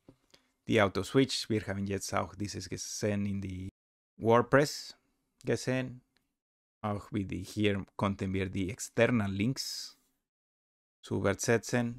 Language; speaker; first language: German; non-native, learner; Spanish